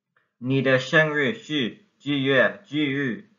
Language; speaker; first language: Chinese; non-native, learner; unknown